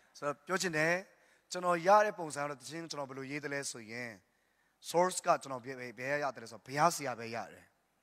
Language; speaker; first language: Burmese; non-native, local second language; Tedim Chin